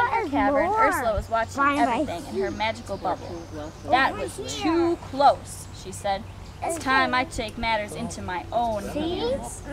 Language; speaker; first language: English; native; English